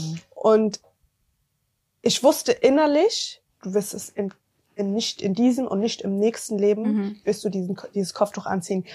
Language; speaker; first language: German; early bilingual, other home language; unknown